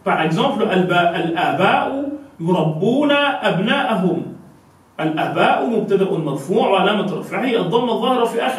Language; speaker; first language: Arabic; non-native, learner; French